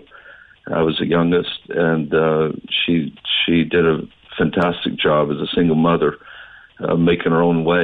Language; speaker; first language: English; native; English